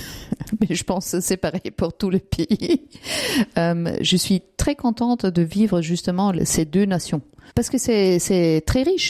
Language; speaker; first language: French; non-native, fluent; German